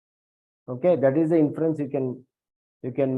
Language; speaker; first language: English; non-native, local second language; Kannada